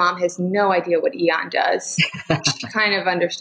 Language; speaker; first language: English; native; English